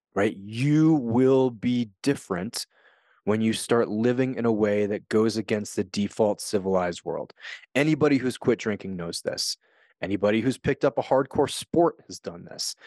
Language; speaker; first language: English; native; English